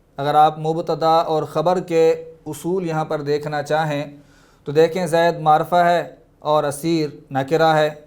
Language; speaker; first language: Urdu; native; Urdu